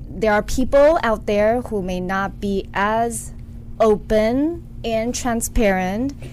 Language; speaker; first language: English; early bilingual, other home language; Chinese